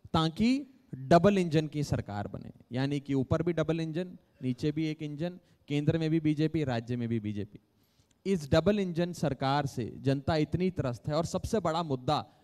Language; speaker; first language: Hindi; native; Hindi